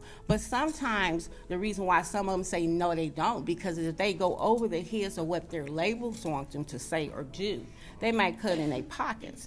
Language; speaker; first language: English; native; English